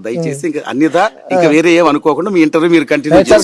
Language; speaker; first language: Telugu; native; Telugu